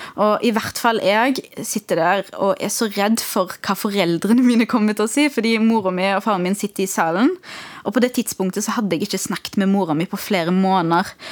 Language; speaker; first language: Norwegian; early bilingual, other home language; Arabic